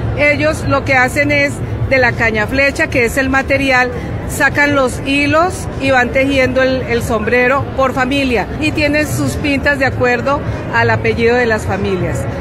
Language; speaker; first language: Spanish; native; Spanish